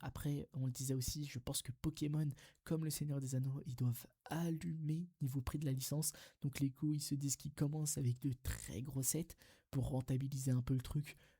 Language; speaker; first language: French; native; French